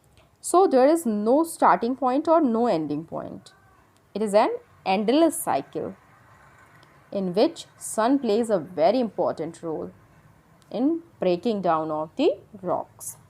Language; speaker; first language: English; non-native, local second language; Hindi